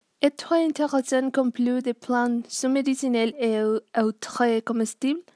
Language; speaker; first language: French; non-native, learner; Spanish